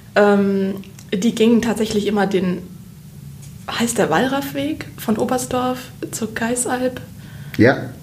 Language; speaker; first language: German; native; German